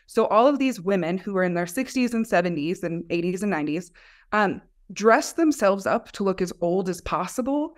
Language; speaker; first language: English; native; English